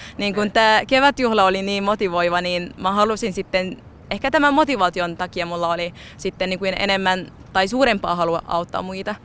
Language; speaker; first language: Finnish; non-native, fluent; Arabic